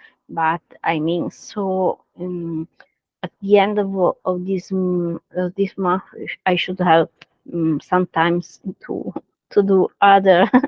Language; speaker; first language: English; non-native, learner; Italian